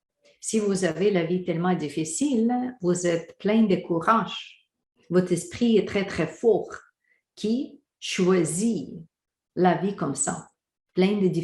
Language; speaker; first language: French; non-native, fluent; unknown